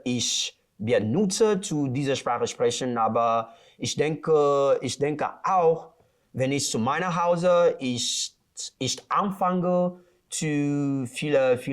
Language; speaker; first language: German; non-native, learner; Portuguese